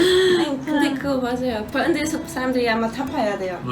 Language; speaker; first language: Korean; non-native, learner; Polish